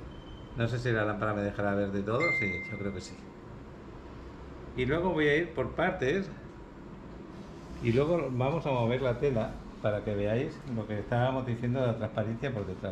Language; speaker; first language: Spanish; native; Spanish